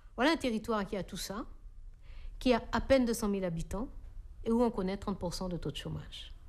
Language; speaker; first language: French; native; French